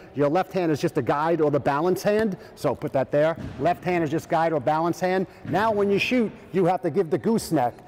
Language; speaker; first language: English; native; English